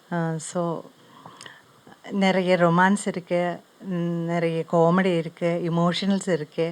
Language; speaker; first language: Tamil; non-native, learner; Malayalam